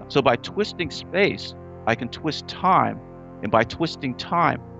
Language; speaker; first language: English; native; English